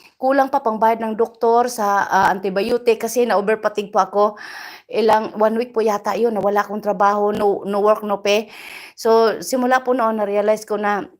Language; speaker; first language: Filipino; native; Filipino